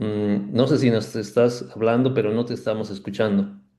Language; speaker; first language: Spanish; native; Spanish